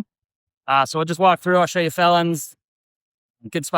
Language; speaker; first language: English; native; English